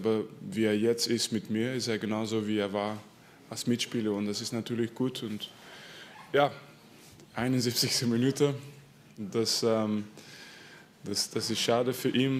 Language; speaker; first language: German; non-native, fluent; French